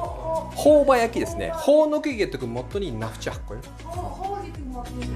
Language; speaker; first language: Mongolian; non-native, fluent; Japanese